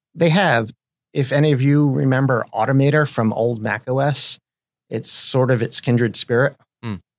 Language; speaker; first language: English; native; English